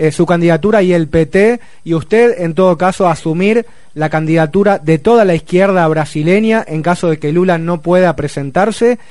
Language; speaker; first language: Spanish; native; Spanish